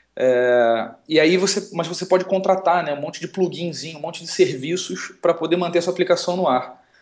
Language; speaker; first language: Portuguese; native; Portuguese